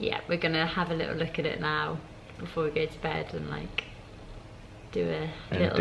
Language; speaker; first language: English; native; English